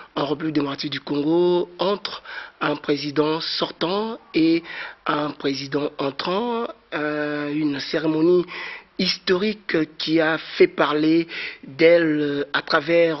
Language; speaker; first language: French; non-native, local second language; Lingala